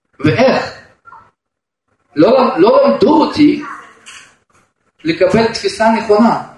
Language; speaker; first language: Hebrew; non-native, fluent; Russian